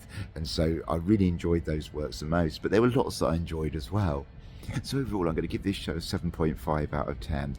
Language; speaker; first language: English; native; English